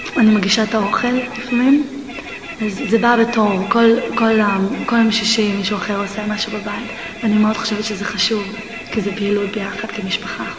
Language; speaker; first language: Hebrew; early bilingual, heritage; Hebrew